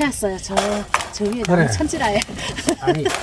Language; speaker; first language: Korean; native; Korean